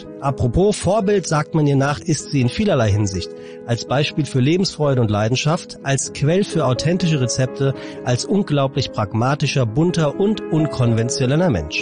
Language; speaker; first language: German; native; German